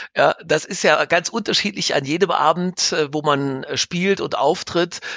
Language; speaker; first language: German; native; German